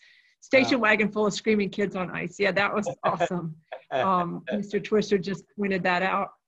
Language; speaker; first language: English; native; English